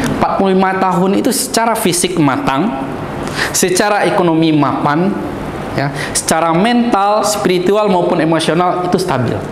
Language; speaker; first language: Indonesian; native; Indonesian